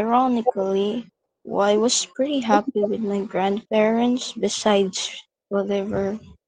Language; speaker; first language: English; non-native, local second language; Filipino